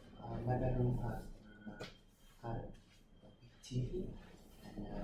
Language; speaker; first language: English; non-native, learner; Vietnamese